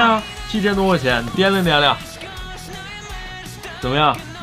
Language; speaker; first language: Chinese; native; Chinese